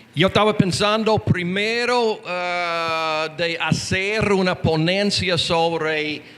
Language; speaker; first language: Spanish; non-native, learner; English